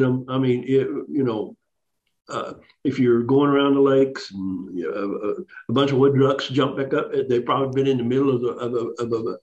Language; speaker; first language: English; native; English